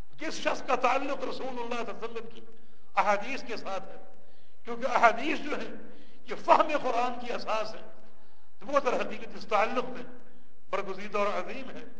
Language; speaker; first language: Urdu; native; Urdu